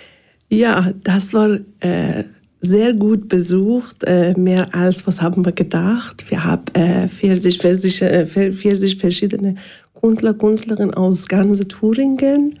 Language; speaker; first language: German; non-native, fluent; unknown